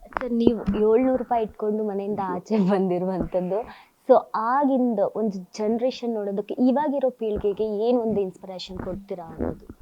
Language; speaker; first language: Kannada; native; Kannada